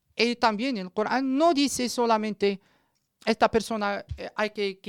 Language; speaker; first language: Spanish; non-native, learner; Arabic